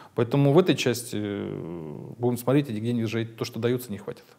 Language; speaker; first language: Russian; native; Russian